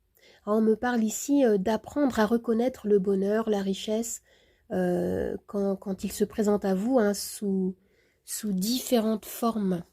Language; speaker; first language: French; native; French